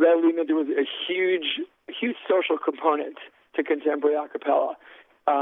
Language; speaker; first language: English; native; English